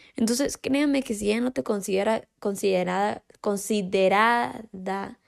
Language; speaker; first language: Spanish; native; Spanish